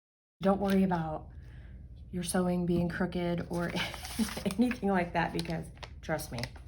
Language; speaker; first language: English; native; English